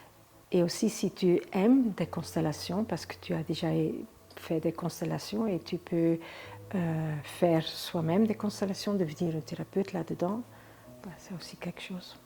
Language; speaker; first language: French; non-native, fluent; Dutch